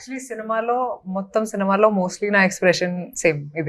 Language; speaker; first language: Telugu; non-native, local second language; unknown